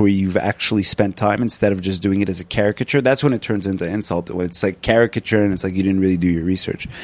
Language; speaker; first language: English; non-native, fluent; Punjabi